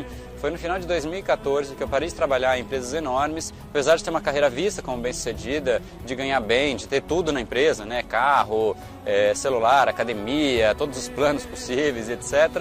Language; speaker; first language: Portuguese; native; Portuguese